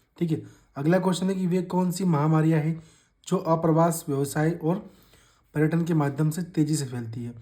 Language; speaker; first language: Hindi; native; Hindi